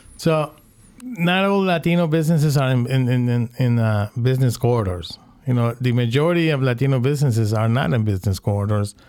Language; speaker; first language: English; non-native, fluent; Spanish